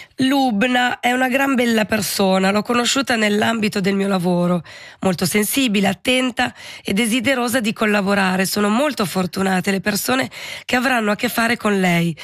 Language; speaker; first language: Italian; native; Italian